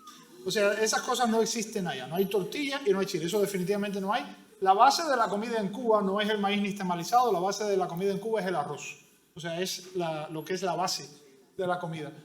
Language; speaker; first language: Spanish; native; Spanish